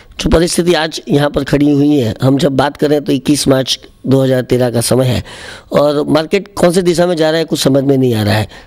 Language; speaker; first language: Hindi; non-native, local second language; Gujarati